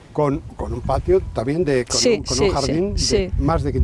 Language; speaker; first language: Spanish; native; Spanish